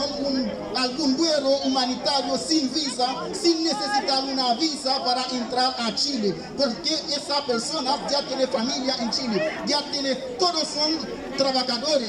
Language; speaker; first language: Spanish; non-native, fluent; Haitian Creole